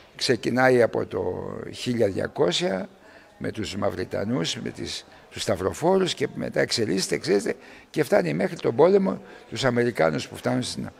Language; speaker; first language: Greek; early bilingual, heritage; Greek